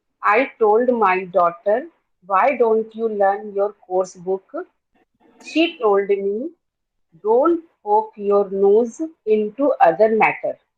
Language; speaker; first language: English; non-native, learner; Hindi